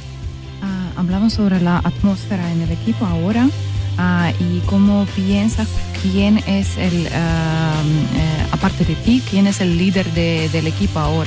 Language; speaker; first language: Spanish; non-native, learner; Russian